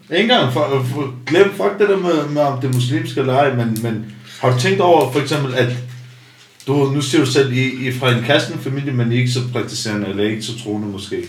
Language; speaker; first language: Danish; early bilingual, other home language; Armenian